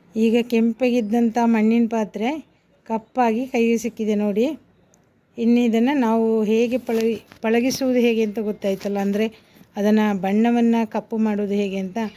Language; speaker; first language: Kannada; non-native, local second language; Tulu